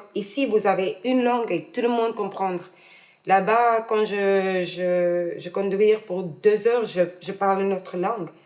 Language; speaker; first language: French; non-native, learner; English